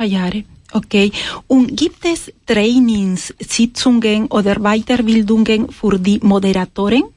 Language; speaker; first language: German; non-native, fluent; Spanish